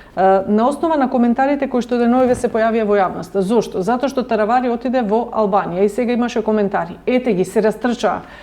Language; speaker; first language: Macedonian; native; Macedonian